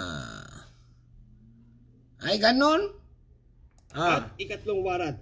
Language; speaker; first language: Filipino; non-native, local second language; Cebuano